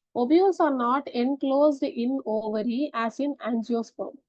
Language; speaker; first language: English; non-native, local second language; Tamil